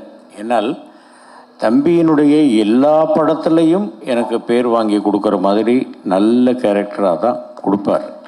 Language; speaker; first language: Tamil; native; Tamil